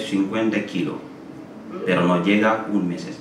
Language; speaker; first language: Spanish; non-native, learner; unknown